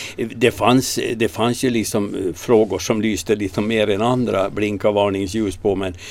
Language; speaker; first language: Swedish; native; Swedish